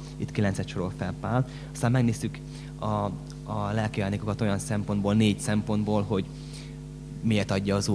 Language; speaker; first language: Hungarian; native; Hungarian